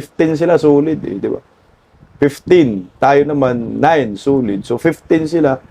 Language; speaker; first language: Filipino; non-native, local second language; Cebuano